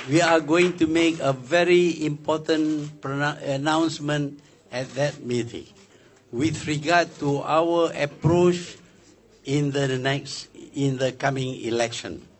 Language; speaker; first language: English; non-native, local second language; Malay